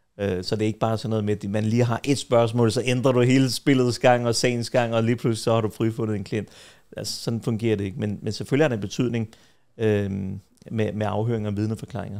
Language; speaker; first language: Danish; early bilingual, other home language; Kurdish